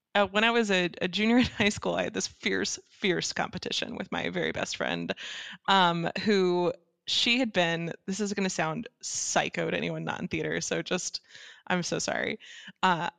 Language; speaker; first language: English; native; English